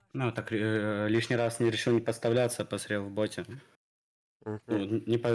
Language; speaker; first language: Russian; native; Russian